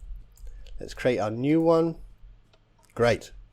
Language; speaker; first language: English; native; English